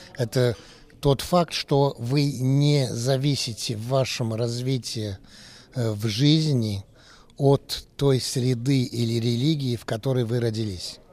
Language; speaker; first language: Russian; early bilingual, heritage; Russian